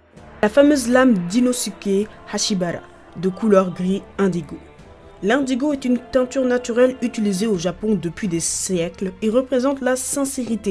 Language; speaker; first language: French; native; French